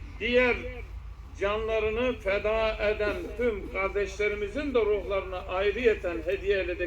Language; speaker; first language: Turkish; native; Turkish